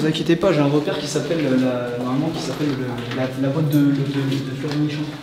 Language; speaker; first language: French; native; French